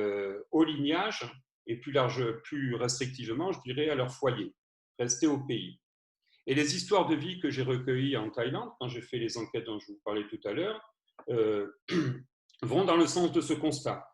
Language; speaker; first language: French; native; French